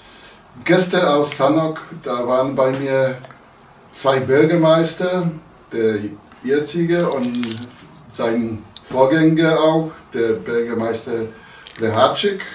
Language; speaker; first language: German; non-native, local second language; Polish